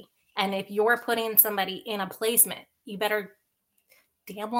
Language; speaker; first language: English; early bilingual, other home language; Sinhala